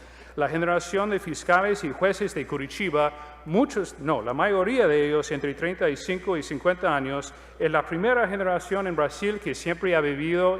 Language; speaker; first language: Spanish; non-native, fluent; English